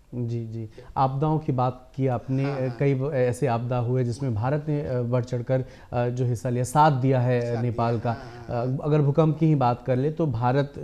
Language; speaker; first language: Hindi; native; Hindi